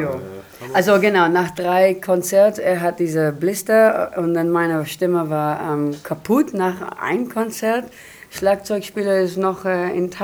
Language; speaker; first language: German; non-native, learner; Hebrew